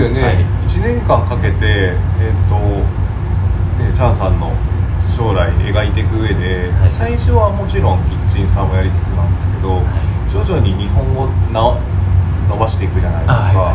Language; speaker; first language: Japanese; native; Japanese